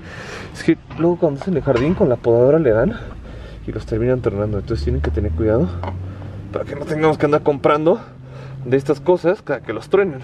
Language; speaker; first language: Spanish; native; Spanish